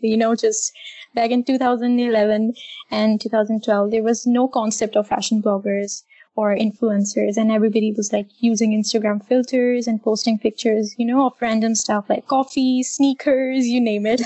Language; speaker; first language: English; non-native, local second language; Urdu